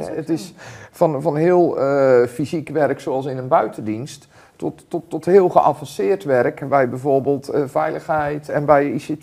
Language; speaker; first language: Dutch; native; Dutch